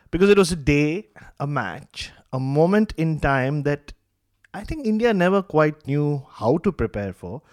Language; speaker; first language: English; non-native, local second language; Tamil